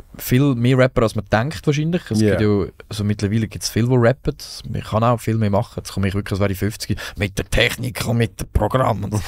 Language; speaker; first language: German; native; German